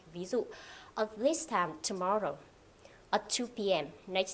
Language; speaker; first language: English; non-native, fluent; Vietnamese